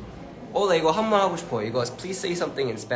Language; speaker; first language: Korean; early bilingual, heritage; Korean